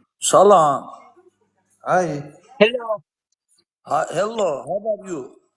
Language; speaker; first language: English; non-native, learner; Azerbaijani